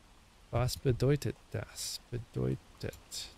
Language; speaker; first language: German; non-native, learner; English